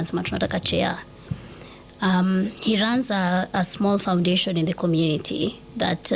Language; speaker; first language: English; non-native, local second language; Swahili